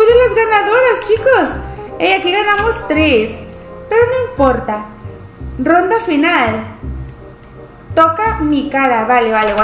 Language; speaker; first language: Spanish; native; Spanish